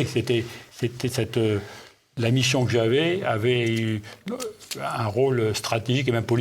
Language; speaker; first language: French; native; French